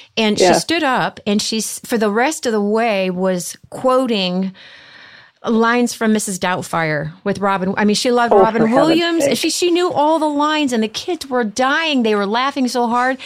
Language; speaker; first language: English; native; English